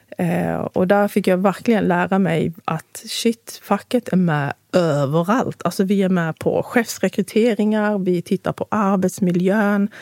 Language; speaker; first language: Swedish; early bilingual, other home language; Arabic